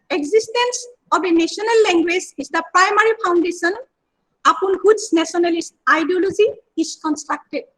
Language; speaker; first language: English; non-native, local second language; Assamese